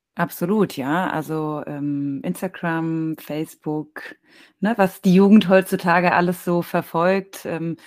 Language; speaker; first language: German; native; German